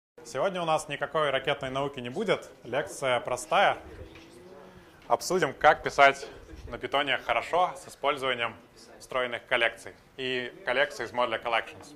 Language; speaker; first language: Russian; native; Russian